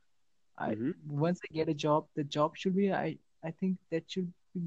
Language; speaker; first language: English; non-native, local second language; Marathi